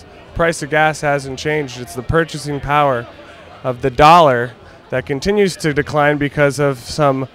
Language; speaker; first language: English; native; English